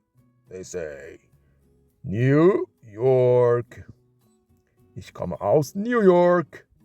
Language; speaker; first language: German; non-native, learner; English